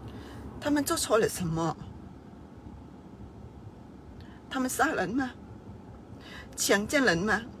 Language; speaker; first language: Chinese; non-native, fluent; Burmese